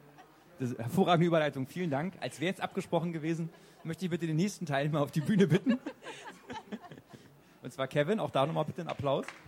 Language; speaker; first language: German; native; German